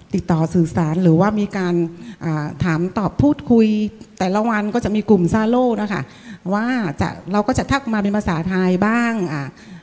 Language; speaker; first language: Thai; non-native, fluent; Vietnamese